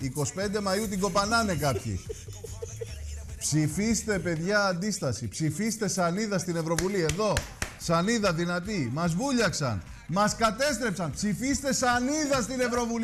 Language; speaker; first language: Greek; native; Greek